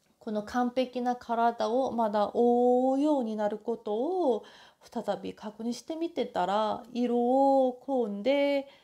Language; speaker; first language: Japanese; non-native, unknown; Korean